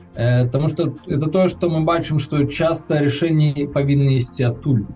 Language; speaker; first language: Russian; non-native, local second language; Belarusian